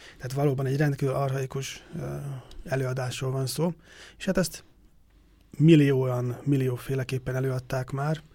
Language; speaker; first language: Hungarian; native; Hungarian